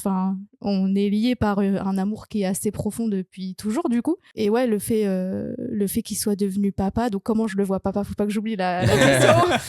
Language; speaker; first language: French; native; French